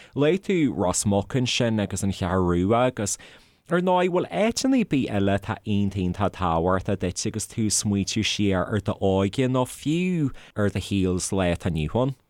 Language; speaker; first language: Irish; native; Irish